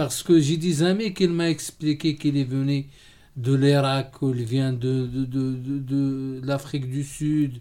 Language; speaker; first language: French; non-native, learner; Arabic